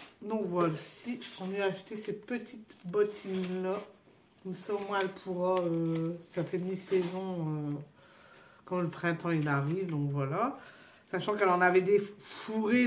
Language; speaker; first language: French; native; French